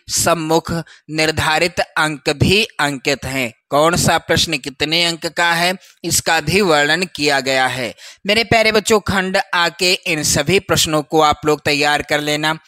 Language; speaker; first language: Hindi; native; Hindi